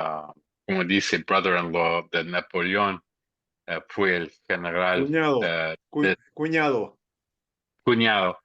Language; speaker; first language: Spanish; early bilingual, heritage; English